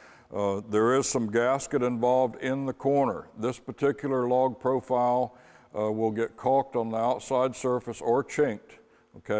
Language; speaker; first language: English; native; English